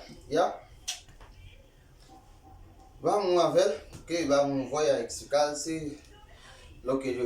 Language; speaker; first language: Spanish; non-native, learner; Haitian Creole